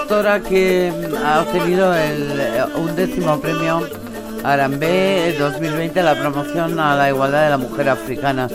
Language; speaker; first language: Spanish; native; Spanish